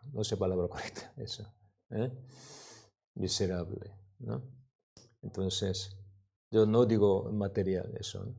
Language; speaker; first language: Spanish; non-native, learner; Korean